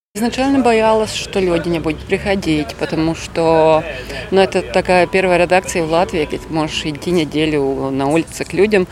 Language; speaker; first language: Russian; non-native, local second language; Latvian